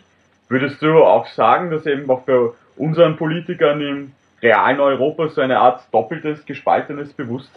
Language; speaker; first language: German; native; German